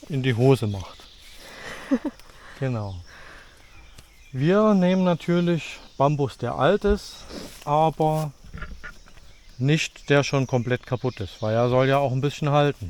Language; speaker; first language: German; native; German